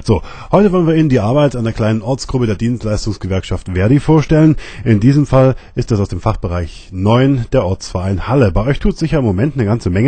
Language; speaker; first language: German; native; German